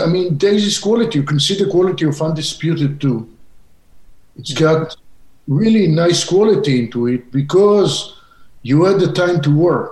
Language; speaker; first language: English; non-native, fluent; Hebrew